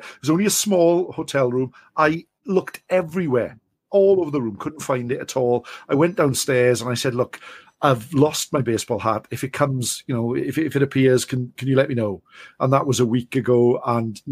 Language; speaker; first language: English; native; English